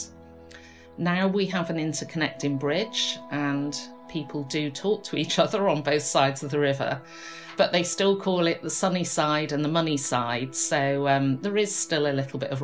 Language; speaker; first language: English; native; English